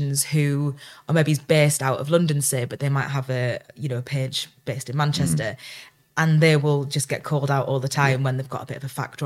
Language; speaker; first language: English; native; English